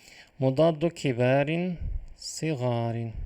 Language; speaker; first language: Arabic; non-native, fluent; Uzbek